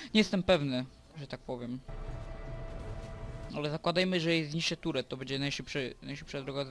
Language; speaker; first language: Polish; native; Polish